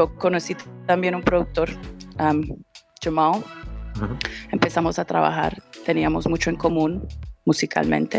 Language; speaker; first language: Spanish; early bilingual, heritage; Spanish